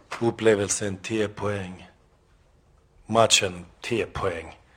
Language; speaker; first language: Swedish; early bilingual, other home language; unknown